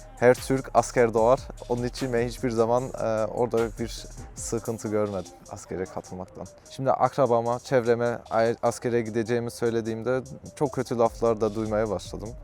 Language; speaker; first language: Turkish; early bilingual, heritage; Turkish